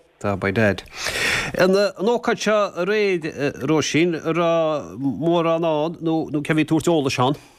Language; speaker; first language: Irish; native; Irish